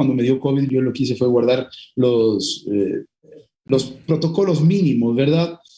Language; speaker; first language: Spanish; native; Spanish